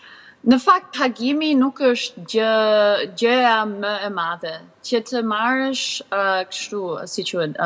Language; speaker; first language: Albanian; early bilingual, heritage; Albanian